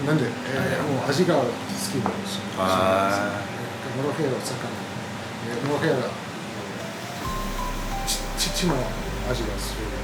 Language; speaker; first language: Japanese; non-native, learner; Portuguese